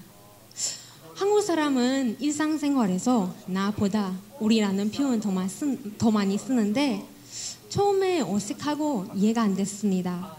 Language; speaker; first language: Korean; non-native, fluent; Chinese